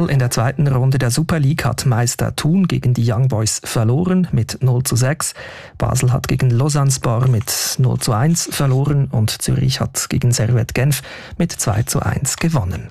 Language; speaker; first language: German; native; German